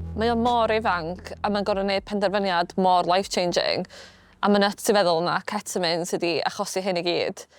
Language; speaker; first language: Welsh; native; Welsh